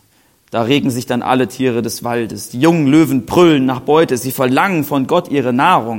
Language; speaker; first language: German; native; German